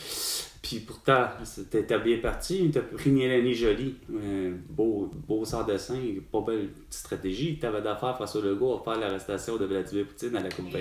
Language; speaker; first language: French; native; French